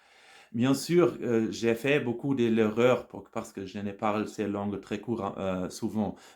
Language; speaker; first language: French; non-native, learner; German